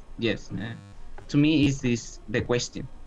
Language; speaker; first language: English; non-native, learner; Spanish